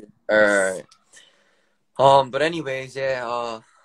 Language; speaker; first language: English; early bilingual, other home language; Korean